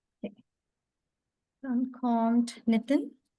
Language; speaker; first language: German; non-native, local second language; Marathi